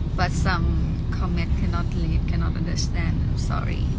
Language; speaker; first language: English; non-native, learner; Thai